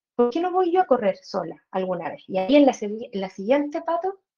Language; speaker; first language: Spanish; native; Spanish